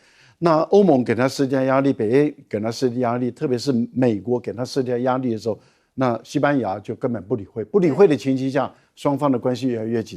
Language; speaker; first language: Chinese; native; Chinese